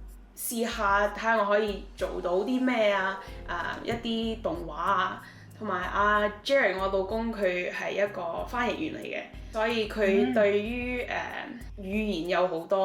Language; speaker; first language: Cantonese; early bilingual, heritage; Cantonese